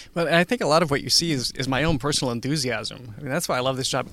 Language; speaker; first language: English; native; English